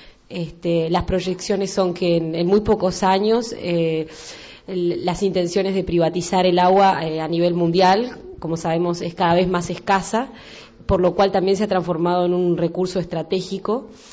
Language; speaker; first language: Spanish; native; Spanish